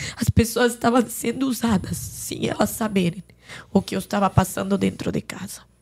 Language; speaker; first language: Portuguese; non-native, fluent; Arabic